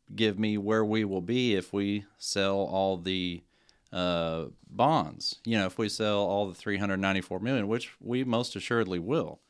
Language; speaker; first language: English; native; English